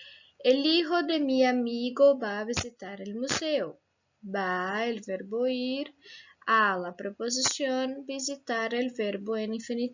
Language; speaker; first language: Spanish; non-native, fluent; Portuguese